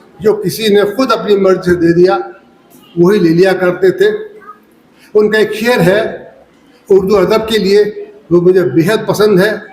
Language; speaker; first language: Urdu; native; Urdu